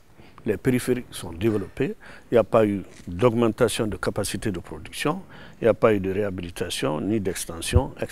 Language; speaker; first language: French; non-native, local second language; Susu